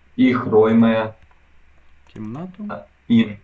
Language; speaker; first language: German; non-native, learner; Ukrainian